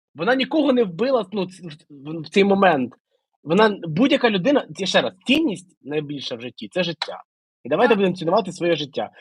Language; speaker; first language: Ukrainian; native; Ukrainian